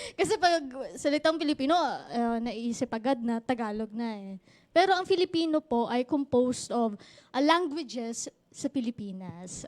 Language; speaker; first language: Filipino; non-native, local second language; Cebuano